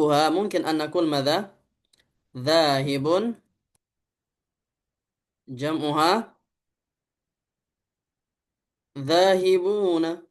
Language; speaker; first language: Arabic; non-native, fluent; Indonesian